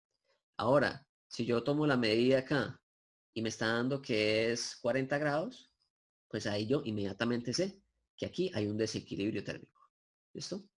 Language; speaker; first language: Spanish; native; Spanish